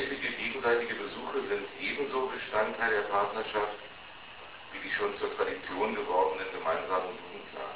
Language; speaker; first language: German; native; German